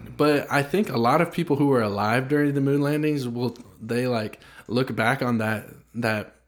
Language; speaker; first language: English; native; English